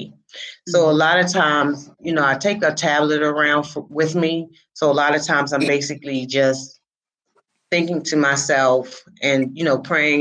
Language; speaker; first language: English; native; English